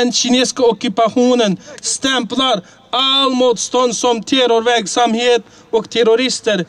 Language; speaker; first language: Swedish; non-native, fluent; Uyghur